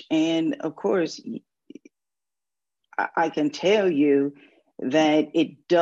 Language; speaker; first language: English; native; English